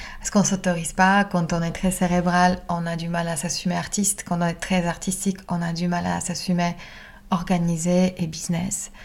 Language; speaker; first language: French; non-native, fluent; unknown